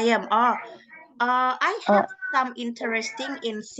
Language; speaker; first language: English; non-native, learner; Indonesian